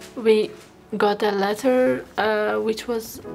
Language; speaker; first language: English; non-native, fluent; Arabic